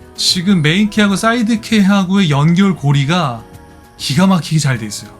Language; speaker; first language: Korean; native; Korean